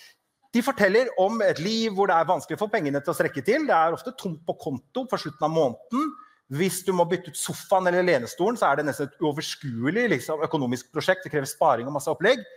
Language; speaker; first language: Norwegian; native; Norwegian